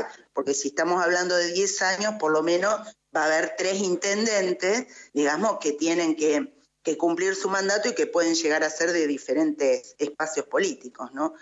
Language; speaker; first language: Spanish; native; Spanish